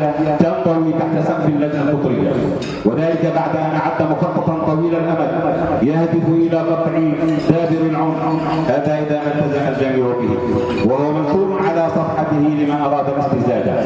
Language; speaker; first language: Arabic; native; Arabic